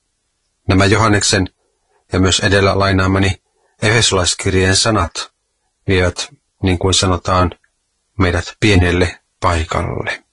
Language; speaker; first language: Finnish; native; Finnish